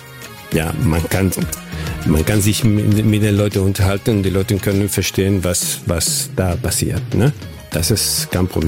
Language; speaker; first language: German; non-native, fluent; Spanish